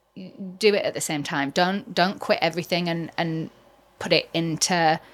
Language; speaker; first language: English; native; English